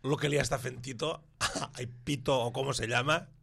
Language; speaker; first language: Spanish; non-native, local second language; Catalan